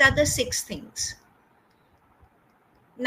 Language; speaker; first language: English; non-native, fluent; Hindi